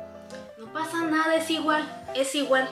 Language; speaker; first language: Spanish; native; Spanish